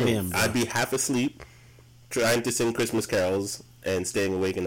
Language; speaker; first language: English; early bilingual, other home language; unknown